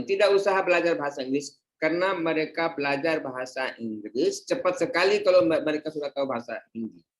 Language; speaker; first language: Indonesian; non-native, fluent; Hindi